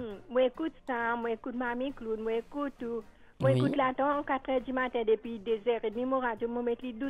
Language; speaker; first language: French; non-native, local second language; Morisyen